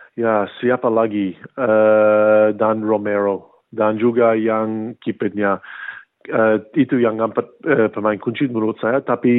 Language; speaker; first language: Indonesian; early bilingual, heritage; English